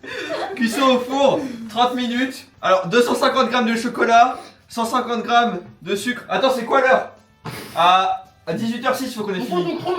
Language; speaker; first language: French; native; French